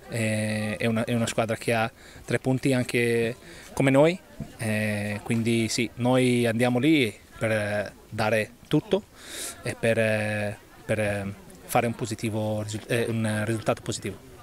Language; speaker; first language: Italian; non-native, learner; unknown